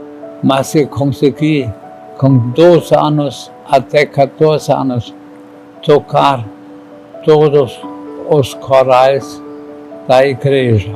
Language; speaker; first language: Portuguese; non-native, fluent; German